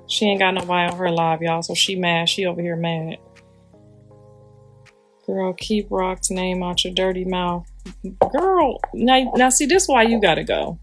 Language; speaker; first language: English; native; English